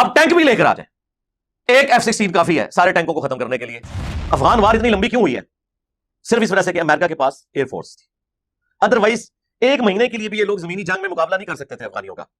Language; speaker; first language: Urdu; non-native, local second language; Punjabi